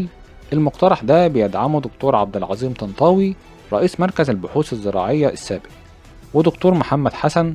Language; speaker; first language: Arabic; native; Arabic